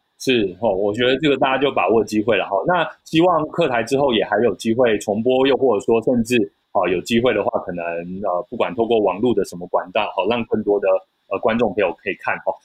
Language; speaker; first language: Chinese; native; Chinese